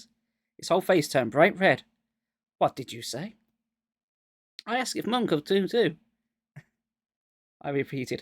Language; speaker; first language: English; native; English